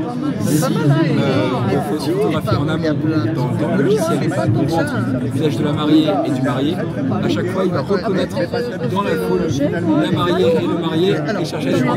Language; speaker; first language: French; native; French